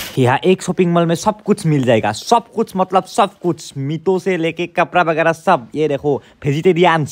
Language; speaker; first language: Hindi; non-native, local second language; Assamese